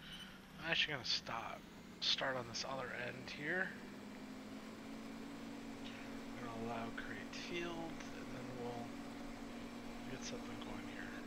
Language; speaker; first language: English; native; English